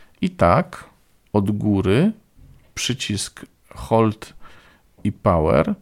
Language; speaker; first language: Polish; native; Polish